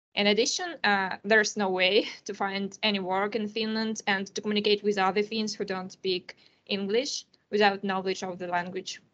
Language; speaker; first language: English; non-native, learner; Russian